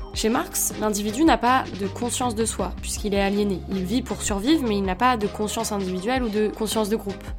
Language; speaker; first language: French; native; French